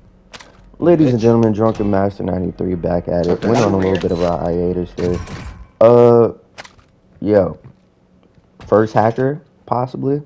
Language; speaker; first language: English; native; English